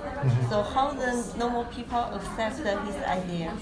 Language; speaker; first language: English; non-native, learner; Chinese